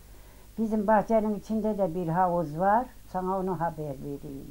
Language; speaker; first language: Turkish; native; Turkish